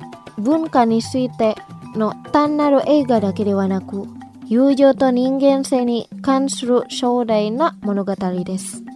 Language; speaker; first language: Japanese; non-native, fluent; Indonesian